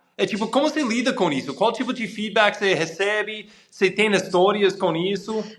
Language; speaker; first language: Portuguese; non-native, fluent; English